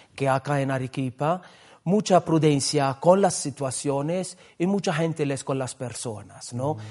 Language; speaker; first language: Spanish; non-native, fluent; Maltese